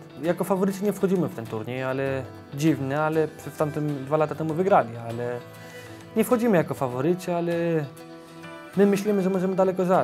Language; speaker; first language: Polish; early bilingual, heritage; Polish